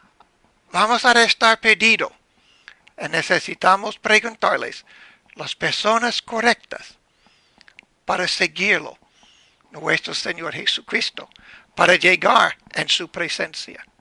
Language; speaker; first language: Spanish; non-native, learner; English